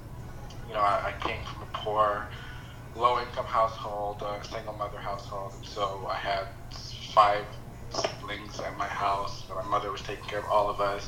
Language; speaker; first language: English; non-native, local second language; Yoruba